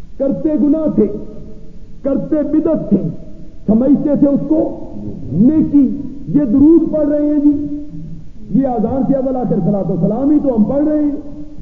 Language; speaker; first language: Urdu; native; Urdu